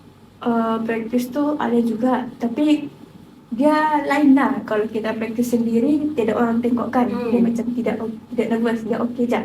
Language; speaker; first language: Malay; native; Malay